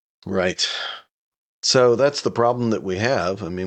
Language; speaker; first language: English; native; English